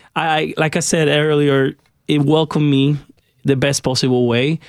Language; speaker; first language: English; early bilingual, other home language; Spanish